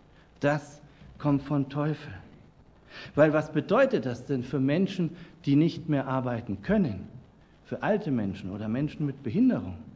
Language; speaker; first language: German; native; German